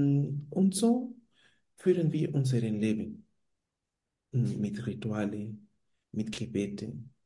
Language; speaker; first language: German; non-native, fluent; Spanish